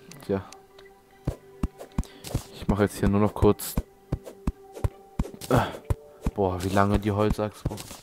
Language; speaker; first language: German; native; German